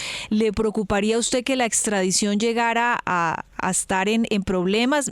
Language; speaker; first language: Spanish; native; Spanish